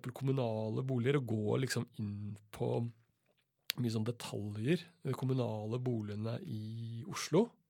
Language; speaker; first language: Norwegian; native; Norwegian